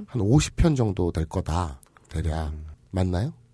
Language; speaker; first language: Korean; native; Korean